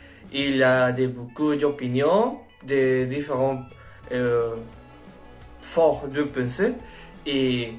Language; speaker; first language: French; non-native, learner; Spanish